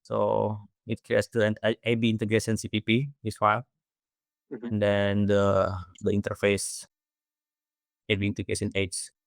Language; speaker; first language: English; non-native, fluent; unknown